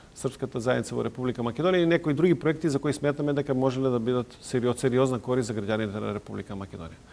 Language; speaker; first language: Macedonian; non-native, local second language; Serbian